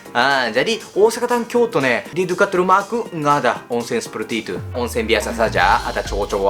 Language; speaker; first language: Indonesian; non-native, learner; Japanese